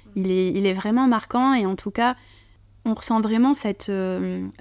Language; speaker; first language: French; native; French